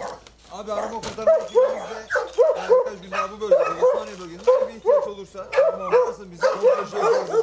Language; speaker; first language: Turkish; native; Turkish